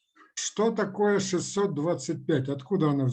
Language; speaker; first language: Russian; native; Russian